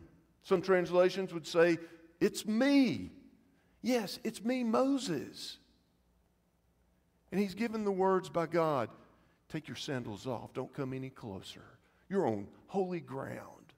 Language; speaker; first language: English; native; English